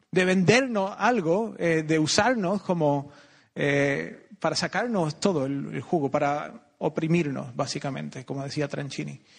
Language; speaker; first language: Spanish; native; Spanish